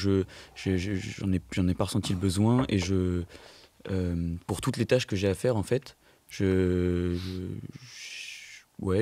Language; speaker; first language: French; native; French